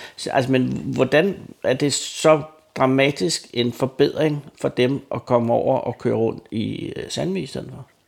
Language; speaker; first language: Danish; native; Danish